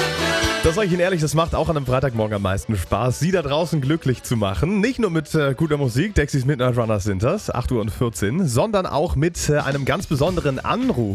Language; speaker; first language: German; native; German